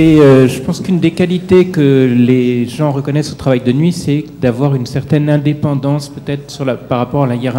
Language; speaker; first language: French; native; French